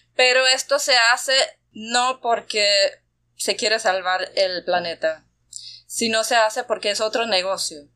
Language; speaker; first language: Spanish; non-native, fluent; German